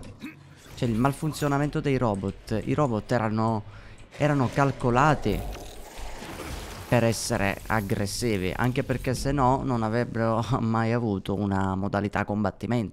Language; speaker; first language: Italian; native; Italian